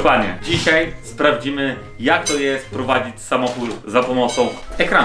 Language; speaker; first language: Polish; native; Polish